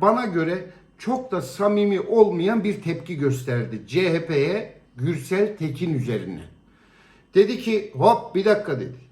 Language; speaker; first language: Turkish; native; Turkish